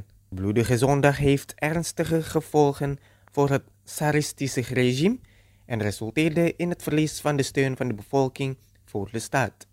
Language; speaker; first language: Dutch; non-native, fluent; Indonesian